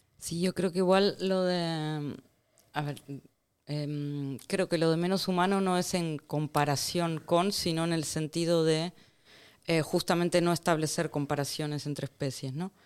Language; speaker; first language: Spanish; native; Spanish